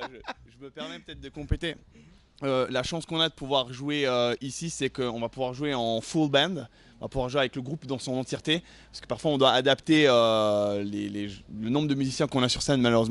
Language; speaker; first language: French; native; French